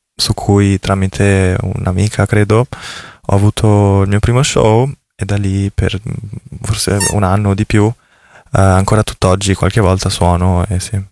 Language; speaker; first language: Italian; native; Italian